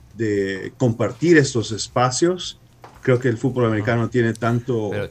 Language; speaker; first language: Spanish; early bilingual, heritage; Spanish